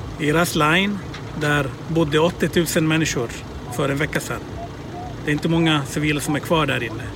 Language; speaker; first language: Swedish; non-native, fluent; Arabic